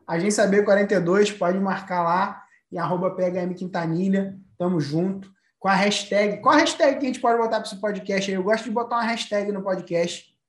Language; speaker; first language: Portuguese; native; Portuguese